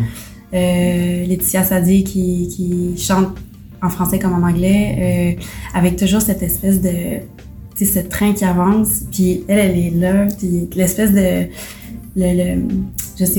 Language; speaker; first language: French; native; French